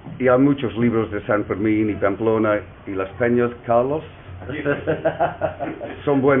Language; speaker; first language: Spanish; non-native, learner; English